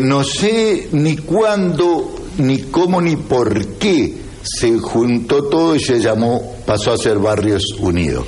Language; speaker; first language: Spanish; native; Spanish